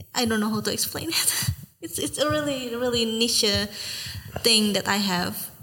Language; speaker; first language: English; non-native, fluent; Indonesian